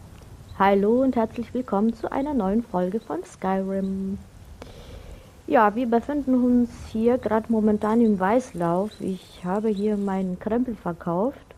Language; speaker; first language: German; native; German